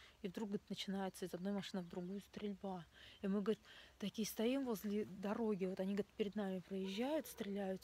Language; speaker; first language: Russian; native; Russian